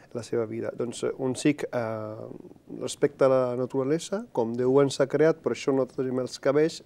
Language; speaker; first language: Catalan; non-native, fluent; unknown